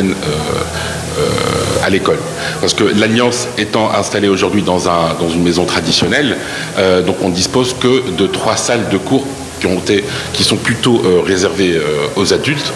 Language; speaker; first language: French; non-native, local second language; Arabic